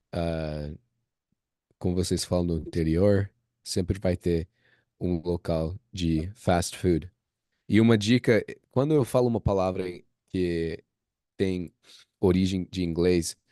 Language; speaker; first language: Portuguese; non-native, fluent; English